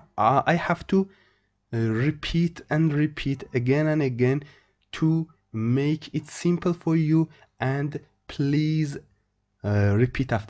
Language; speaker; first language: English; non-native, fluent; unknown